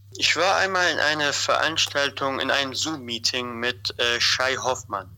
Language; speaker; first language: German; non-native, fluent; Arabic